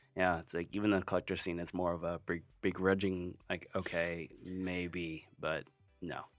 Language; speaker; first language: English; native; English